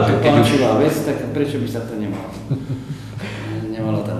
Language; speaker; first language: Slovak; native; Slovak